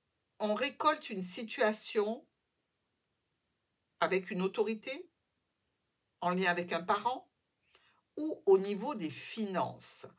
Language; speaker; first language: French; native; French